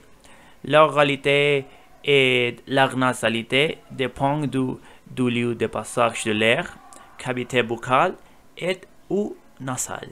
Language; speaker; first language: French; non-native, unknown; Spanish